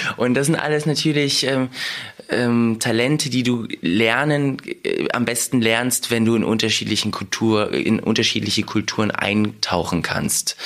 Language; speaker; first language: German; early bilingual, other home language; Russian